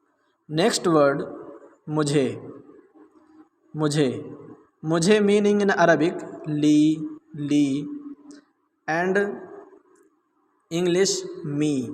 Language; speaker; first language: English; non-native, learner; Urdu